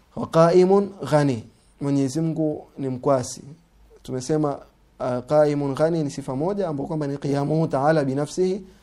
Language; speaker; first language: Swahili; native; Swahili